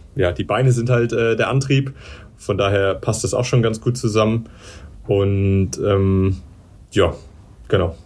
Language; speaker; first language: German; native; German